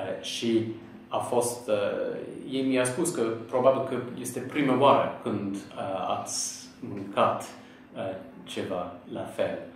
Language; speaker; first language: Romanian; non-native, fluent; English